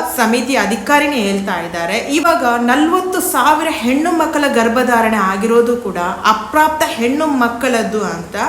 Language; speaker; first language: Kannada; native; Kannada